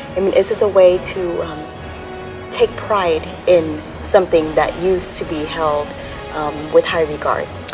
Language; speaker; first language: English; early bilingual, other home language; Vietnamese